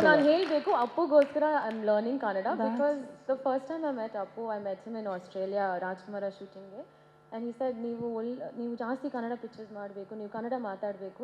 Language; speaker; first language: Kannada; non-native, learner; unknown